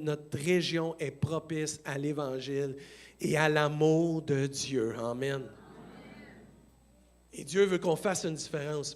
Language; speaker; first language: French; native; French